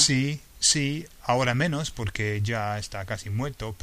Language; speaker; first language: Spanish; non-native, fluent; English